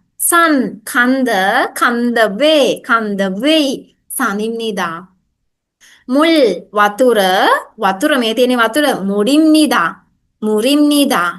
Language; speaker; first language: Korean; non-native, fluent; Sinhala